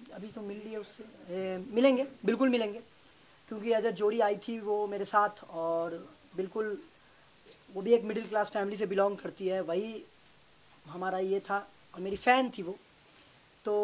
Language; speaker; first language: Hindi; native; Hindi